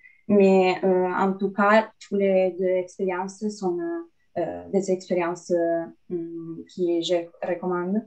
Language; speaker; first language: French; non-native, fluent; Italian